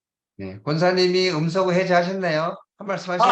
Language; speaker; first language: Korean; native; Korean